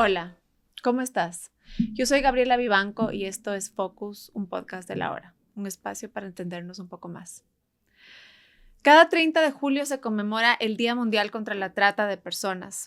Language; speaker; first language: Spanish; native; Spanish